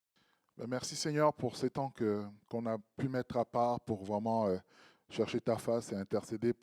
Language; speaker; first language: French; native; French